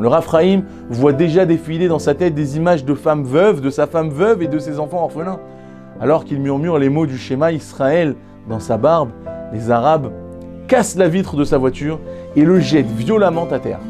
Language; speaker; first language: French; native; French